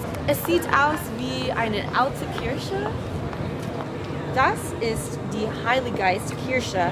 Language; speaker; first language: German; non-native, learner; English